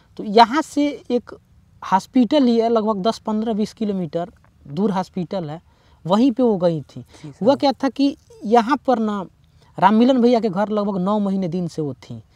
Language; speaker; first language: Hindi; native; Hindi